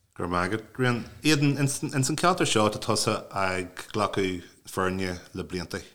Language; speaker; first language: Irish; non-native, local second language; English